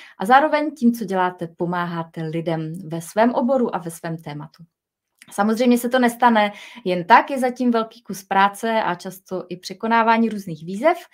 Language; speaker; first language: Czech; native; Czech